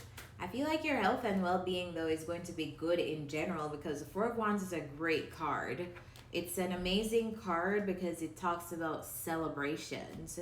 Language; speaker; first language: English; native; English